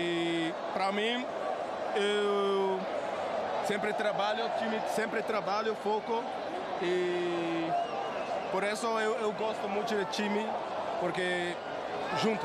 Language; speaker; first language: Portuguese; non-native, learner; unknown